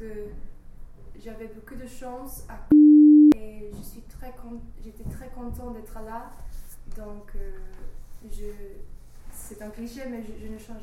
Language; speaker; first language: French; non-native, learner; English